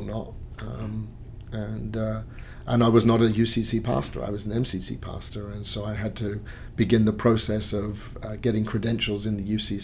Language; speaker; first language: English; native; English